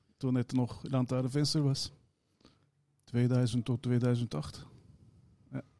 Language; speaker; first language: Dutch; non-native, fluent; Turkish